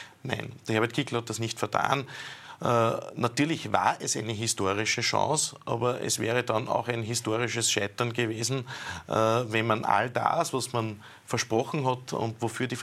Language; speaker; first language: German; native; German